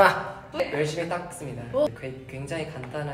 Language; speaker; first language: Korean; native; Korean